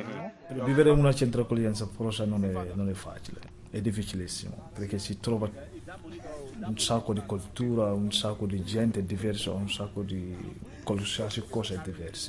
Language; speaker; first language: Italian; non-native, learner; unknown